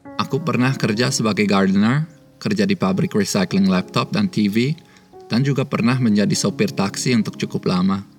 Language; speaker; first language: Indonesian; early bilingual, other home language; Swiss German